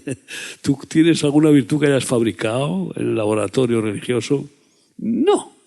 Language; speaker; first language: Spanish; native; Spanish